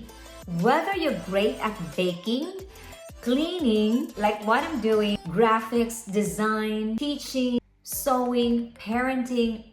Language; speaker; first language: English; non-native, local second language; Filipino